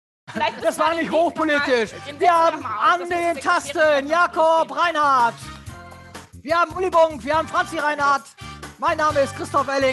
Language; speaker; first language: German; native; German